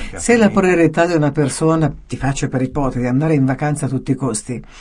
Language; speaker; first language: Italian; native; Italian